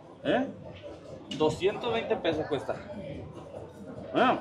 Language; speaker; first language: Spanish; native; Spanish